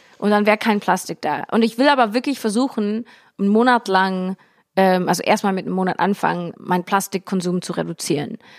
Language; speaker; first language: German; early bilingual, heritage; English